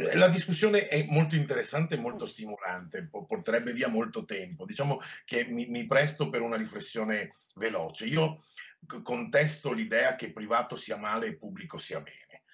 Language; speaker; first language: Italian; native; Italian